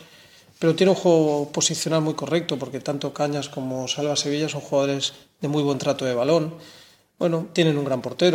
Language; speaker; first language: Spanish; native; Spanish